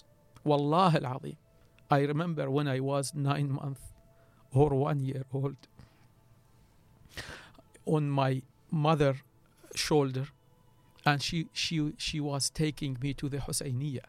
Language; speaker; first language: English; non-native, learner; Arabic